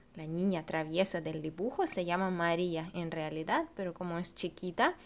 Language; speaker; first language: Spanish; non-native, fluent; Russian